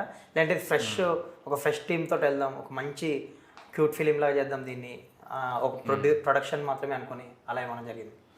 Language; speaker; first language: Telugu; native; Telugu